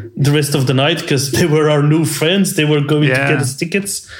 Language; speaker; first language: English; non-native, fluent; Dutch